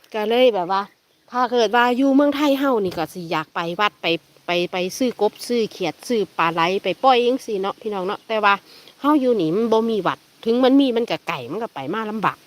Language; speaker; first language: Thai; native; Thai